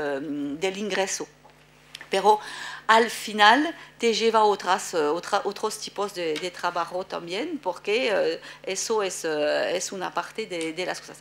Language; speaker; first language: Spanish; non-native, fluent; French